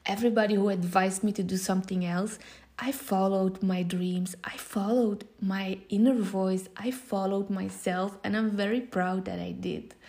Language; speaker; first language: English; non-native, fluent; Dutch